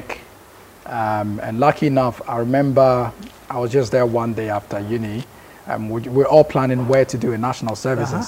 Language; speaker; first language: English; non-native, local second language; Akan